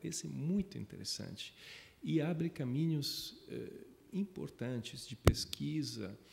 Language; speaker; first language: Portuguese; non-native, fluent; Italian